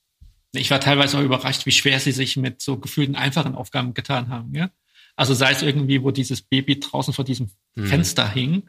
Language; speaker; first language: German; native; German